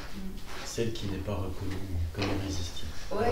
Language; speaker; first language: French; native; French